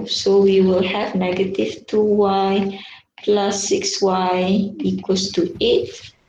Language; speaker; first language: English; non-native, local second language; Malay